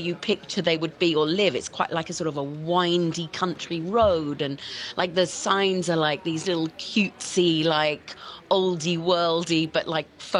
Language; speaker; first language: English; native; English